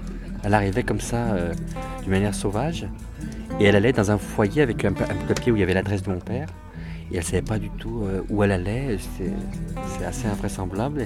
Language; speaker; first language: French; early bilingual, other home language; Arabic